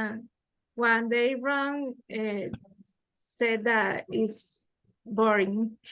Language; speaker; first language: English; non-native, learner; Spanish